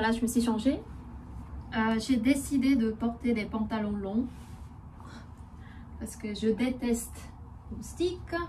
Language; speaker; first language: French; non-native, fluent; Korean